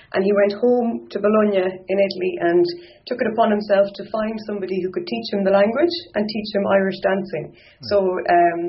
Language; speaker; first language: English; non-native, local second language; Irish